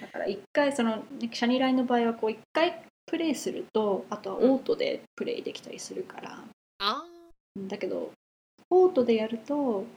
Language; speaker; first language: Japanese; native; Japanese